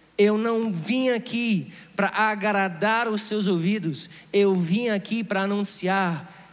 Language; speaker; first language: Portuguese; non-native, fluent; English